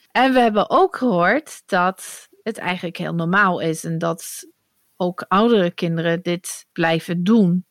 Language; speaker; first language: Dutch; non-native, fluent; English